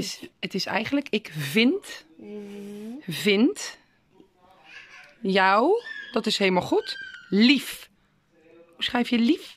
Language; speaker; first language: Dutch; native; Dutch